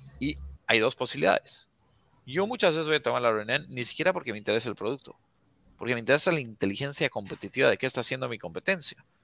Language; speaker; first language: Spanish; native; Spanish